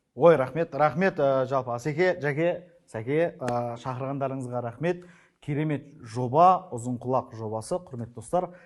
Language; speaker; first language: Kazakh; native; Kazakh